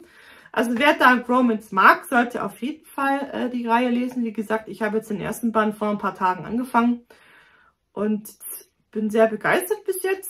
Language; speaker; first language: German; native; German